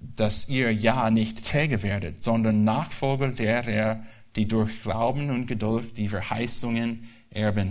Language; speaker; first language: German; non-native, learner; English